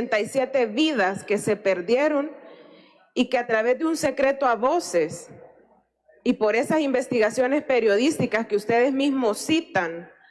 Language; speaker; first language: Spanish; native; Spanish